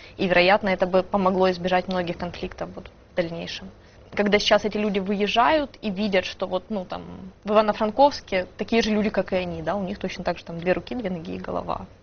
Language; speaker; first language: Russian; native; Russian